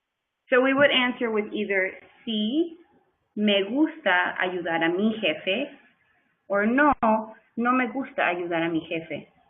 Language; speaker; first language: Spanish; non-native, fluent; English